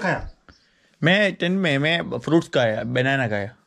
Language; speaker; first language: Hindi; non-native, learner; Malayalam